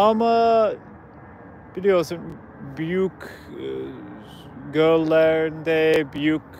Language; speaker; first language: Turkish; non-native, learner; English